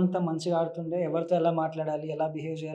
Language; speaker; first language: Telugu; native; Telugu